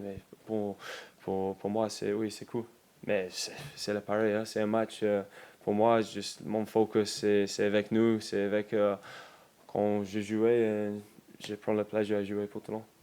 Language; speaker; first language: French; non-native, learner; English